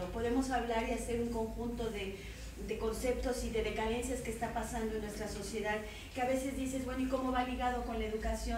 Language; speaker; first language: Spanish; native; Spanish